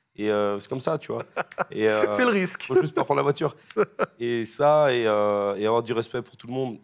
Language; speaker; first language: French; native; French